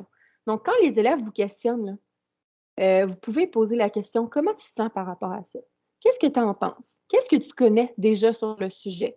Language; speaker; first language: French; native; French